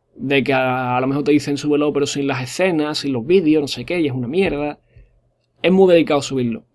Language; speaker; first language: Spanish; native; Spanish